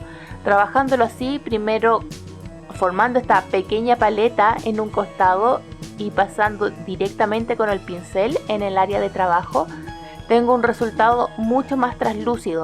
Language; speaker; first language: Spanish; native; Spanish